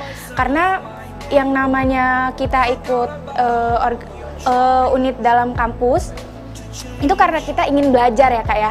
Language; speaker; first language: Indonesian; native; Indonesian